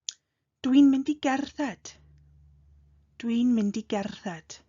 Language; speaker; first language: Welsh; non-native, fluent; English